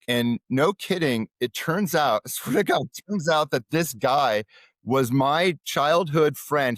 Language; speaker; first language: English; native; English